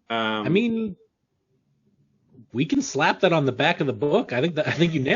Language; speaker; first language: English; native; English